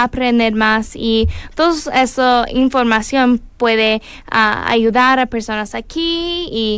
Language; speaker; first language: Spanish; non-native, learner; English